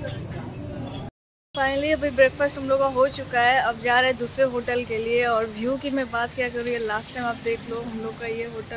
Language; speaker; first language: Hindi; non-native, local second language; Bangla